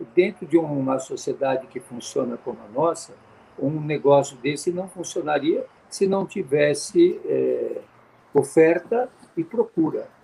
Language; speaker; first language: Portuguese; native; Portuguese